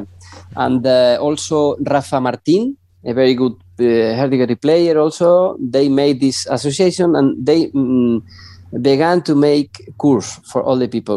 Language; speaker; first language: English; non-native, learner; Spanish